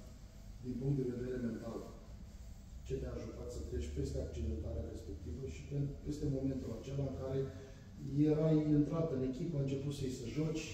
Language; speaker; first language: Romanian; native; Romanian